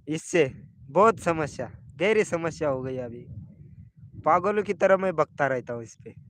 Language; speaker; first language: Hindi; non-native, local second language; Marathi